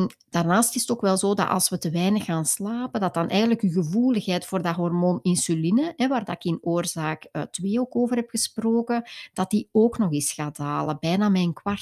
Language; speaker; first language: Dutch; native; Dutch